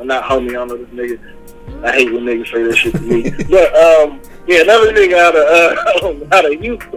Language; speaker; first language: English; native; English